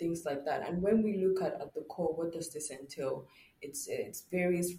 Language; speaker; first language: English; non-native, local second language; Yoruba